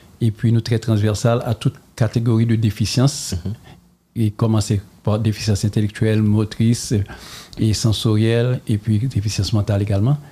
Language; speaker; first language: French; non-native, local second language; Haitian Creole